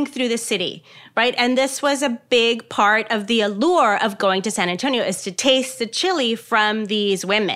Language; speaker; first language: English; native; English